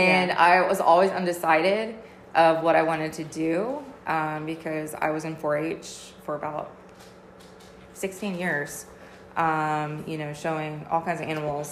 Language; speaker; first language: English; native; English